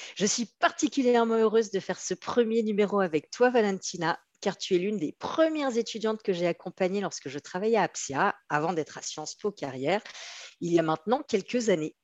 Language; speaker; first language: French; native; French